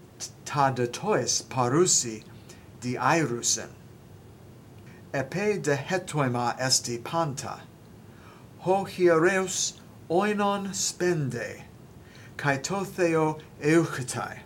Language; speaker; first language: Greek; non-native, learner; English